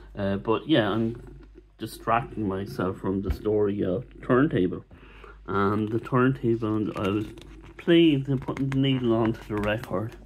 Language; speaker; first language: English; native; English